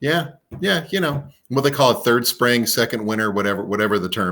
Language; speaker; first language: English; native; English